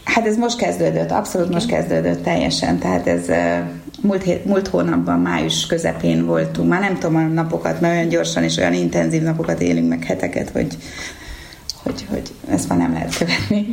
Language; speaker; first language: Hungarian; native; Hungarian